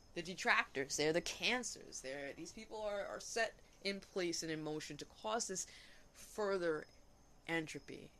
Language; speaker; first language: English; native; English